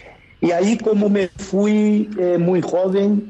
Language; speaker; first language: Spanish; non-native, fluent; Portuguese